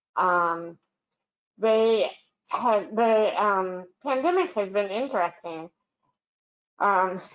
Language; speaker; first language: English; native; English